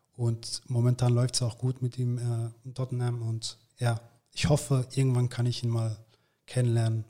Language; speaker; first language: German; early bilingual, other home language; Turkish